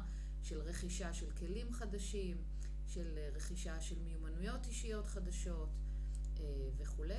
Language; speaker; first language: Hebrew; native; Hebrew